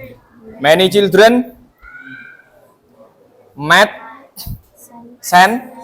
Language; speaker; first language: English; non-native, fluent; Indonesian